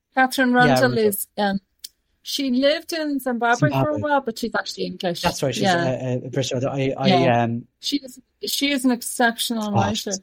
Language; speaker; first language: English; native; English